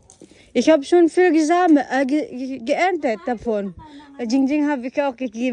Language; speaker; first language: German; non-native, learner; Filipino